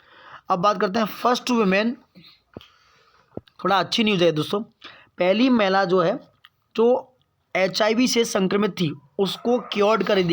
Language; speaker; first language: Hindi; native; Hindi